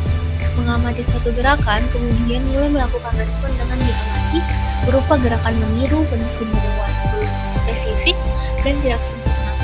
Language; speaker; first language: Indonesian; native; Indonesian